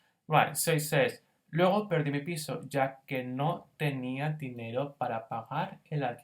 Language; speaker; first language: Spanish; non-native, fluent; English